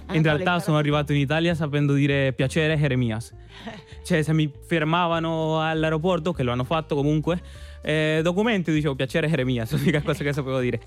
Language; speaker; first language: Italian; non-native, fluent; Spanish